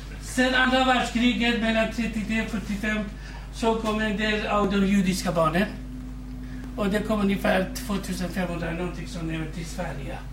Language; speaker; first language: Swedish; non-native, fluent; Kurdish